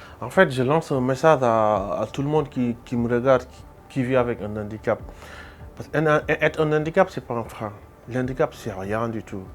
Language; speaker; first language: French; non-native, local second language; Wolof